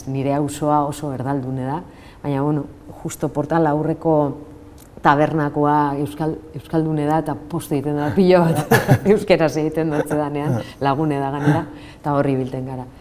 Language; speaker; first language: Basque; non-native, local second language; Spanish